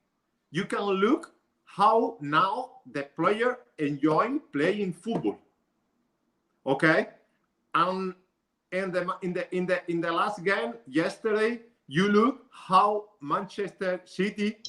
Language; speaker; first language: English; non-native, learner; Spanish